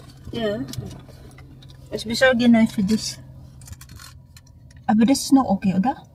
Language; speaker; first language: German; non-native, learner; Filipino